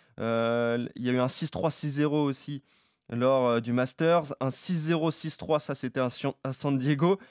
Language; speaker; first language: French; native; French